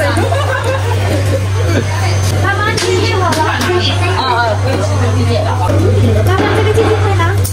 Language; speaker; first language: Chinese; non-native, learner; Ukrainian